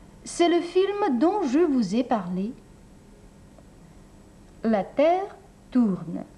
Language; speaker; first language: French; non-native, fluent; Russian